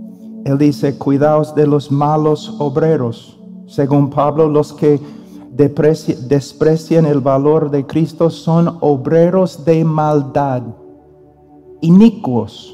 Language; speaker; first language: Spanish; non-native, fluent; English